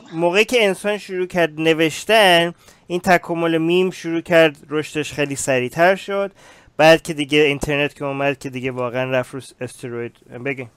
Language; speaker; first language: Persian; early bilingual, heritage; Persian